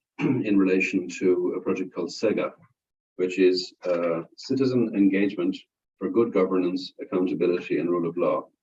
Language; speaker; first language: English; non-native, fluent; Irish